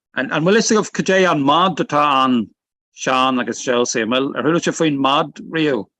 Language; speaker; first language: Irish; non-native, local second language; English